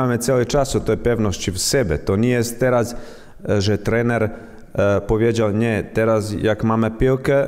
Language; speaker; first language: Polish; non-native, learner; Croatian